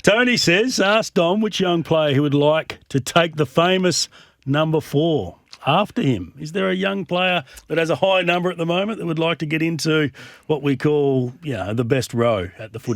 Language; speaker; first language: English; native; English